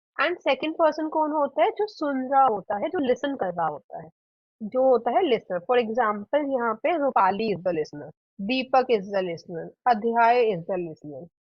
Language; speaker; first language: Hindi; native; Hindi